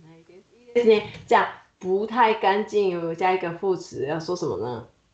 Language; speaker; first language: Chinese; non-native, fluent; Japanese